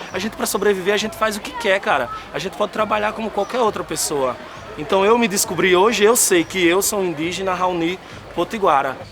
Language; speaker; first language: Portuguese; native; Portuguese